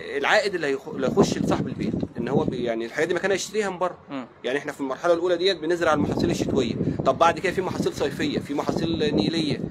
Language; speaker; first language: Egyptian Arabic; native; Egyptian Arabic